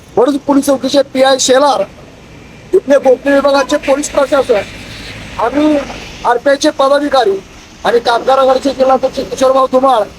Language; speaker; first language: Marathi; native; Marathi